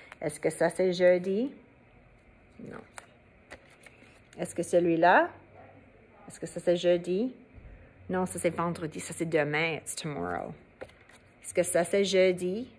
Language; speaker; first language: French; non-native, fluent; English